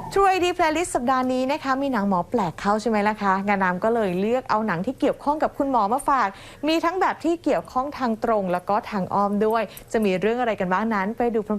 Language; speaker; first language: Thai; native; Thai